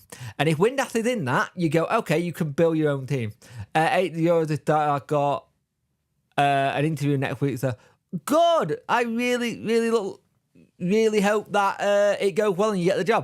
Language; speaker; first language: English; native; English